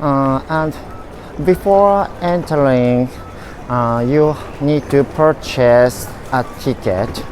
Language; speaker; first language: English; non-native, learner; Japanese